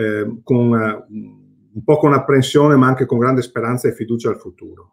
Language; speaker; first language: Italian; native; Italian